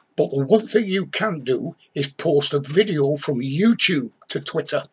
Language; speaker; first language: English; native; English